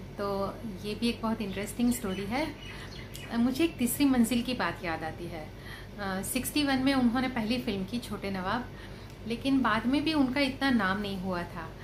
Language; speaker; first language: Hindi; non-native, local second language; Gujarati